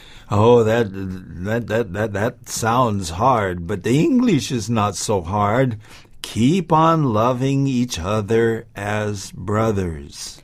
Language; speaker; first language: English; native; English